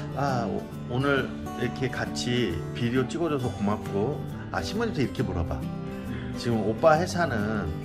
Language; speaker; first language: Korean; non-native, fluent; Vietnamese